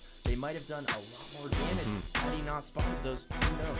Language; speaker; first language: English; native; English